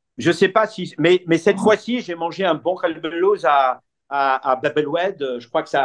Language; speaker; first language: French; non-native, local second language; Arabic